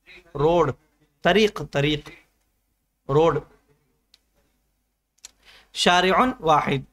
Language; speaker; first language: Arabic; non-native, learner; Urdu